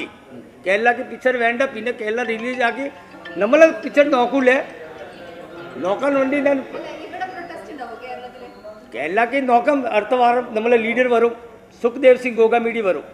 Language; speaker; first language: Malayalam; non-native, learner; Hindi